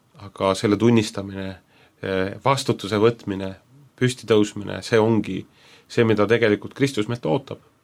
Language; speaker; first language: Estonian; native; Estonian